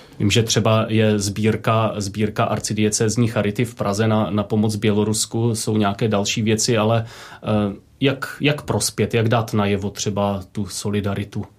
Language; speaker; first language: Czech; native; Czech